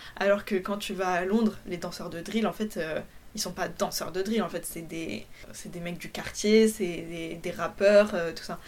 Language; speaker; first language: French; early bilingual, other home language; Polish